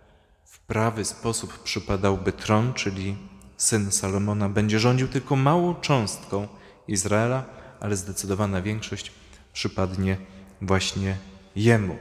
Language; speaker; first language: Polish; native; Polish